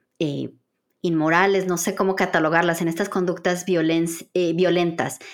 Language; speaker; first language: Spanish; native; Spanish